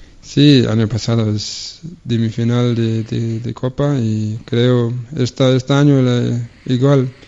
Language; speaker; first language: Spanish; non-native, learner; Danish